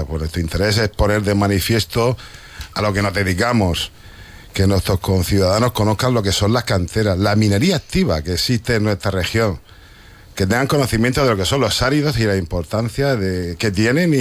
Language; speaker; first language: Spanish; native; Spanish